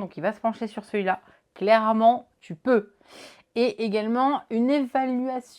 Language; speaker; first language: French; native; French